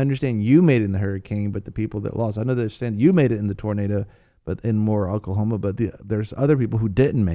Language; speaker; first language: English; native; English